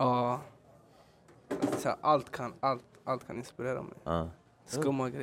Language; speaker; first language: Swedish; early bilingual, other home language; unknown